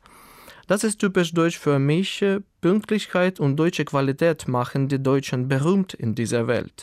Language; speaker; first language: German; non-native, fluent; Ukrainian